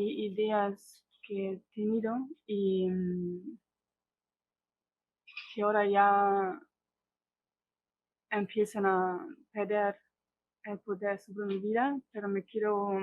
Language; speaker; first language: Spanish; non-native, fluent; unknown